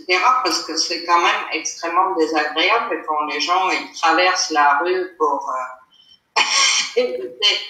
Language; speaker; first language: French; non-native, fluent; Armenian